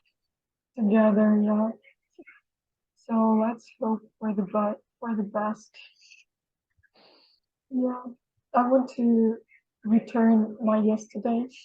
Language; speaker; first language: English; non-native, fluent; Russian